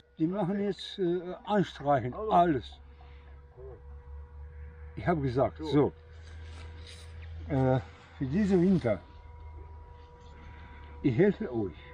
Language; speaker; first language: German; non-native, fluent; Bosnian